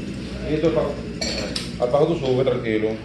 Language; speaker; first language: Spanish; native; Spanish